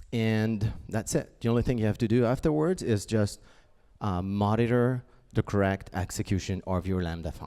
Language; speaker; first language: English; non-native, fluent; French